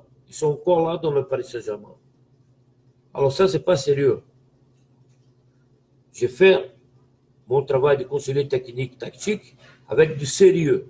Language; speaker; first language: French; non-native, fluent; Portuguese